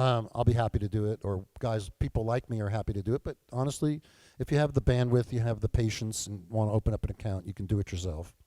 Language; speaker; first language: English; native; English